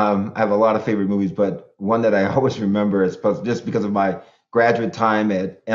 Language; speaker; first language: English; native; English